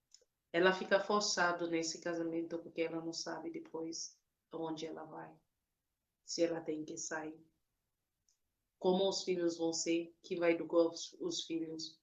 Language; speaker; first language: Portuguese; non-native, fluent; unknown